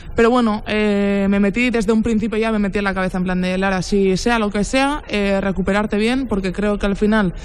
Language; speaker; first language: Spanish; native; Spanish